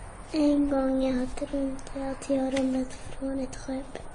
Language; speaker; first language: Swedish; early bilingual, other home language; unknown